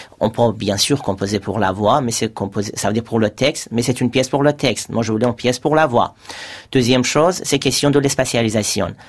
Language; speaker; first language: French; non-native, fluent; Persian